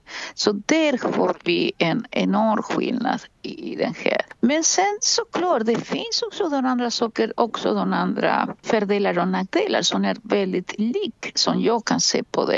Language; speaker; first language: Swedish; non-native, fluent; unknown